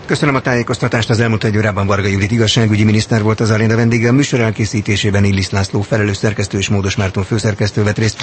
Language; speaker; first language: Hungarian; native; Hungarian